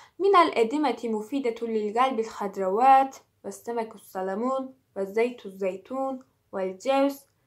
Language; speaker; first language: Arabic; non-native, learner; Turkish